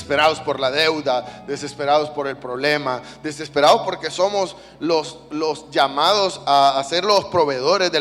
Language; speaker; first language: Spanish; native; Spanish